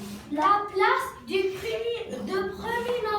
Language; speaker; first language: French; non-native, learner; Arabic